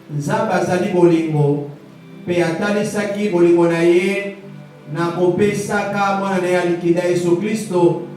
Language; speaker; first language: Lingala; native; Lingala